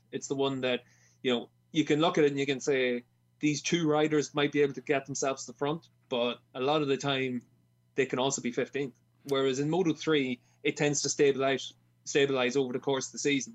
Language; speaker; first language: English; native; English